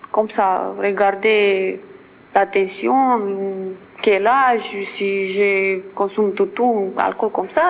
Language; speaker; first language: French; non-native, learner; Romanian